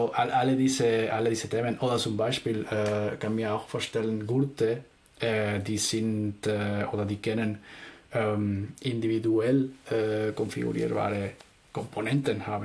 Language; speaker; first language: German; non-native, fluent; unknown